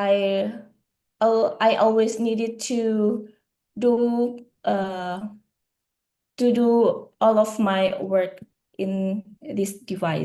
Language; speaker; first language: English; non-native, learner; Indonesian